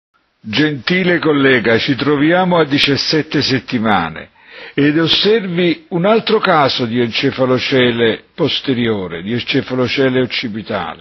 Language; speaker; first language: Italian; native; Italian